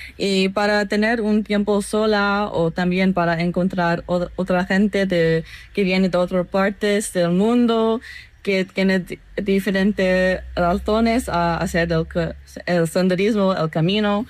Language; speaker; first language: Spanish; non-native, learner; English